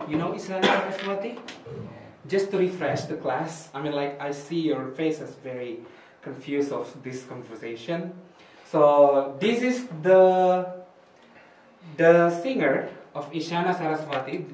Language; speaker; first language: English; non-native, fluent; Indonesian